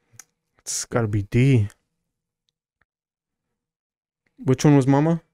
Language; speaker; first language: English; native; English